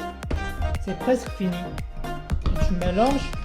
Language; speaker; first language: French; non-native, learner; Korean